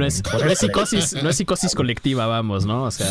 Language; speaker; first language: Spanish; native; Spanish